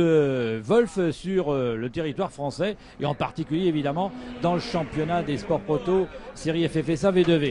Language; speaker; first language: French; native; French